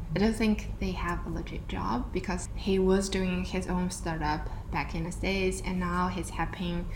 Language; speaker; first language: English; non-native, fluent; Chinese